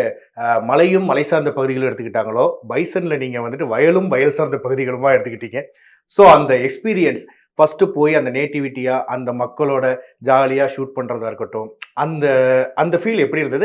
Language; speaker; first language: Tamil; native; Tamil